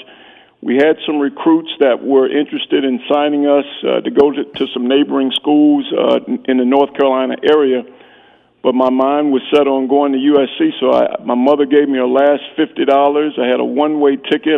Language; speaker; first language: English; native; English